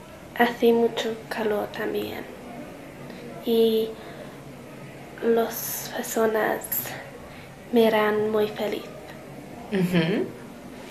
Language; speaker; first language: Spanish; non-native, learner; English